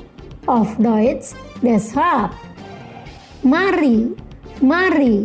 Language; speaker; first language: German; non-native, fluent; Indonesian